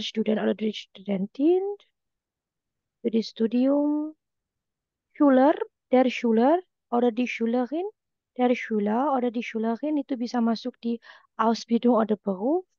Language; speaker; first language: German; non-native, fluent; Indonesian